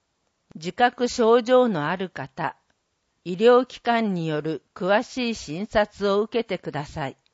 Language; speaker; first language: Japanese; native; Japanese